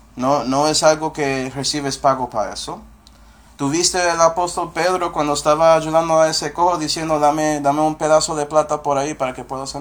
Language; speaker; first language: Spanish; non-native, fluent; English